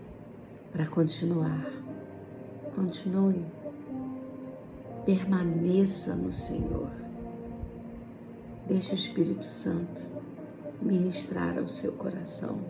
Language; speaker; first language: Portuguese; native; Portuguese